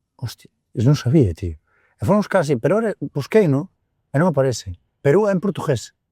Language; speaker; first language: Galician; non-native, local second language; Spanish